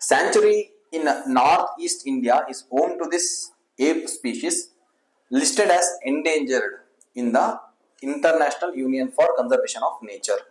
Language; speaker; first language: English; non-native, local second language; Kannada